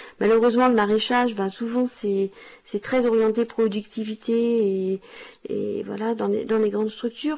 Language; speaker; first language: French; native; French